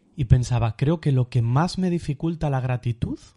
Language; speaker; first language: Spanish; native; Spanish